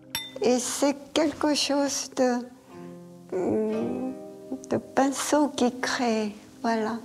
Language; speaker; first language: French; non-native, fluent; Korean